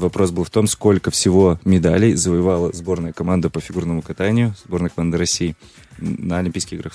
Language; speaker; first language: Russian; native; Russian